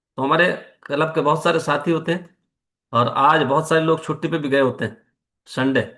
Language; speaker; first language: Hindi; native; Hindi